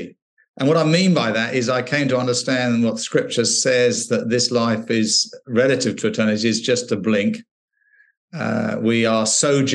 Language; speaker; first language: English; native; English